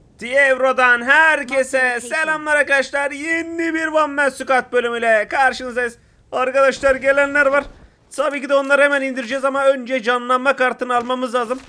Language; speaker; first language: Turkish; native; Turkish